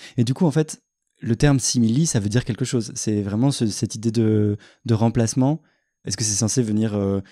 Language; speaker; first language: French; native; French